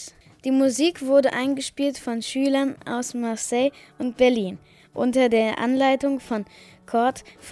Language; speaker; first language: German; native; German